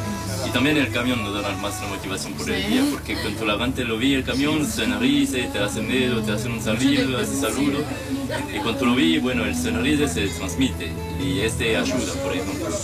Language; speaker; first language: Spanish; non-native, learner; French